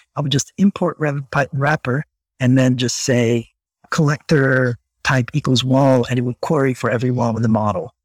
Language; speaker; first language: English; non-native, fluent; Portuguese